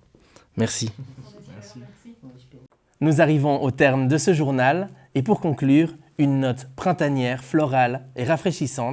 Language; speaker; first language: French; native; French